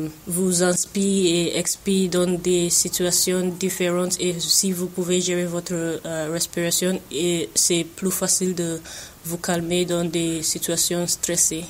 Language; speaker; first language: French; non-native, fluent; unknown